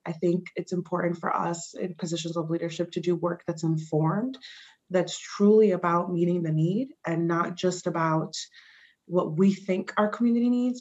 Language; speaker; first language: English; early bilingual, other home language; Spanish